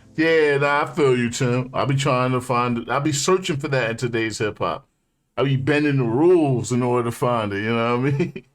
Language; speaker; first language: English; native; English